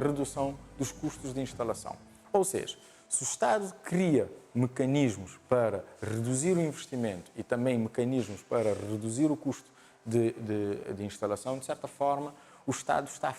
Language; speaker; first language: Portuguese; non-native, local second language; Kabuverdianu